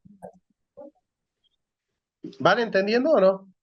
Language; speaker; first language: Spanish; native; Spanish